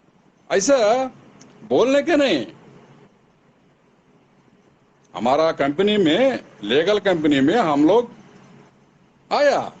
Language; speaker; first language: Hindi; non-native, local second language; Telugu